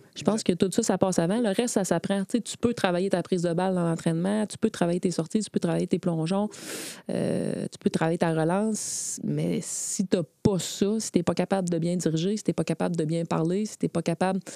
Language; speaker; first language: French; native; French